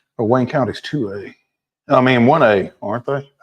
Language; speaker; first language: English; native; English